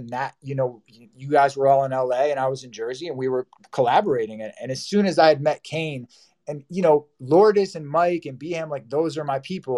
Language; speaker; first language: English; native; English